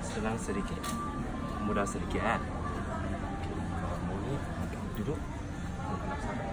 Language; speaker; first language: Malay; non-native, local second language; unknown